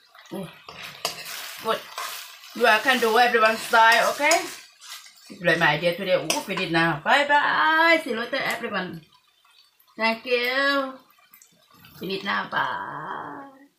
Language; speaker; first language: English; non-native, learner; Thai